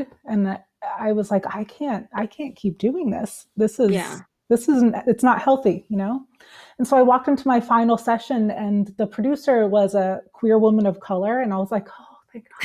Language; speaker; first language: English; native; English